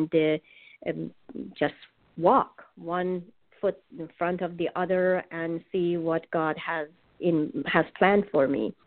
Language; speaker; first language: English; non-native, fluent; Persian